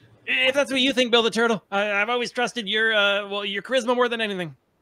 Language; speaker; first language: English; native; English